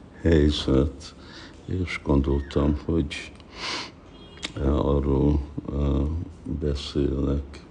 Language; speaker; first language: Hungarian; early bilingual, heritage; Hungarian